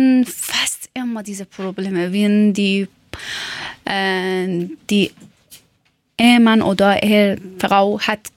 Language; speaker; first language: German; non-native, learner; Persian